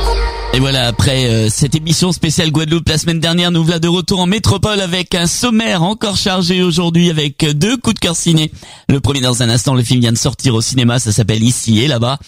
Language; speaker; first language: French; native; French